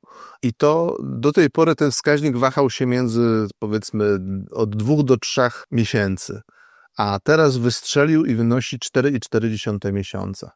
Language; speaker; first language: Polish; native; Polish